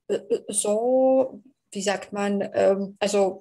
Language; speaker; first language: German; non-native, fluent; Belarusian